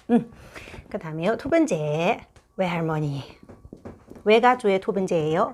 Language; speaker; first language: Korean; non-native, fluent; Chinese